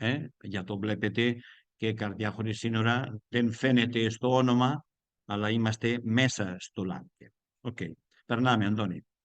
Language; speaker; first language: Greek; non-native, learner; Spanish